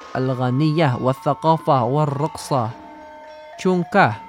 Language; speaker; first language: Arabic; non-native, fluent; Indonesian